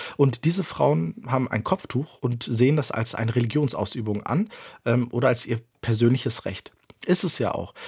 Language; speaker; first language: German; early bilingual, other home language; Turkish